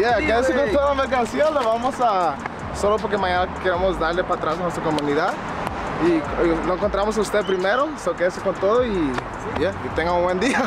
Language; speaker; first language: Spanish; early bilingual, other home language; English